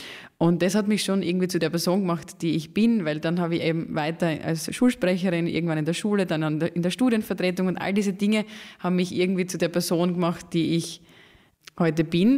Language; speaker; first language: German; native; German